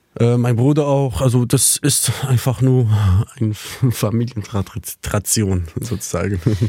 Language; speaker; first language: German; non-native, fluent; Kurdish